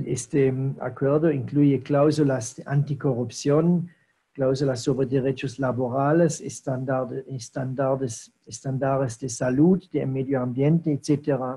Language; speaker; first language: Spanish; non-native, fluent; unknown